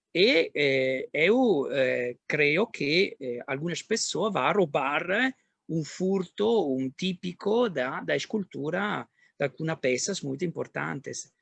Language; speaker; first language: Portuguese; non-native, learner; Italian